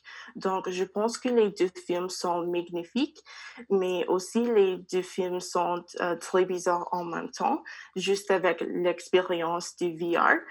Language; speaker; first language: French; non-native, learner; English